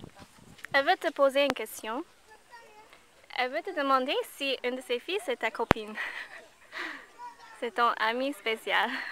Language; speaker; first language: French; non-native, learner; English